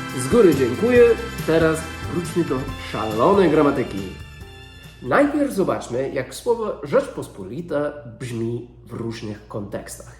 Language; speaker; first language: Polish; non-native, fluent; English